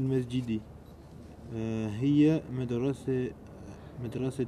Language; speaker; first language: Arabic; non-native, learner; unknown